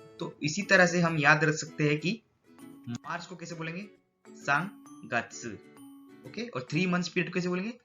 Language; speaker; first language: Hindi; native; Hindi